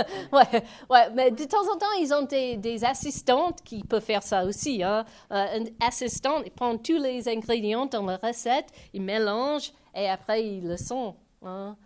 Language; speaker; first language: French; non-native, fluent; English